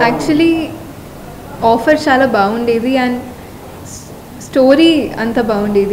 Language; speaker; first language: Telugu; non-native, fluent; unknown